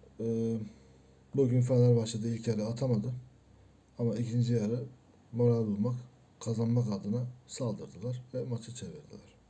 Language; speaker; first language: Turkish; native; Turkish